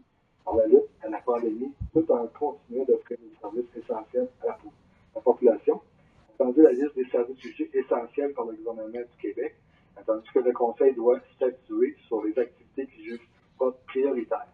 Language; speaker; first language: French; native; French